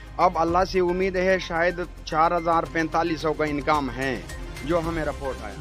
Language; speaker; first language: Urdu; non-native, local second language; Pashto